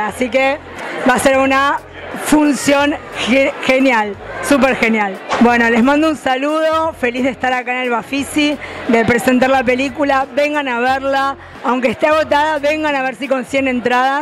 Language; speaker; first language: Spanish; native; Spanish